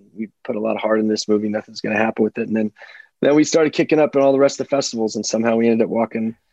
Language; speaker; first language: English; early bilingual, other home language; Czech